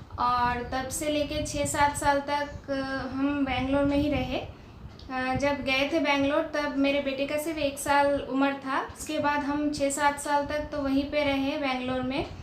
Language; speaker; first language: Hindi; non-native, local second language; Bangla